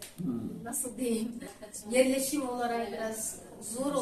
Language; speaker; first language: Turkish; non-native, learner; Turkmen